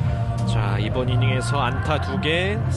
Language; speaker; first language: Korean; native; Korean